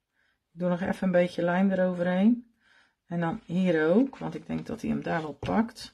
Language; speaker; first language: Dutch; native; Dutch